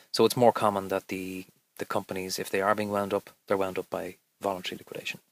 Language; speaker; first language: English; native; English